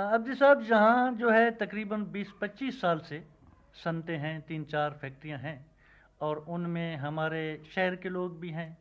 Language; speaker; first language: Urdu; non-native, local second language; Punjabi